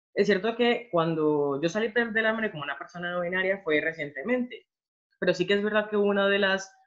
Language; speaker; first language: Spanish; native; Spanish